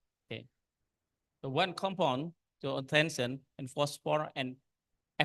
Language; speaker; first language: English; non-native, local second language; Indonesian